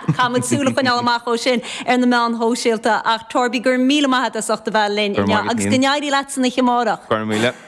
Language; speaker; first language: Irish; native; Irish